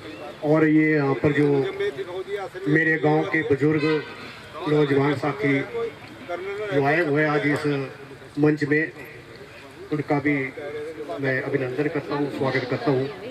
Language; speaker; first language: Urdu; non-native, local second language; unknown